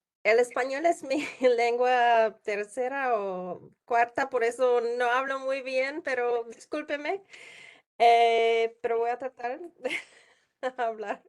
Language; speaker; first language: Spanish; non-native, learner; Czech